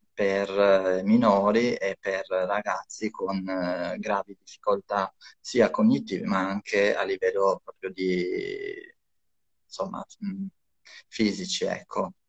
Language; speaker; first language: Italian; non-native, fluent; Albanian